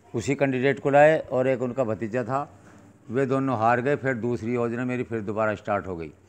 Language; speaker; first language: Hindi; native; Hindi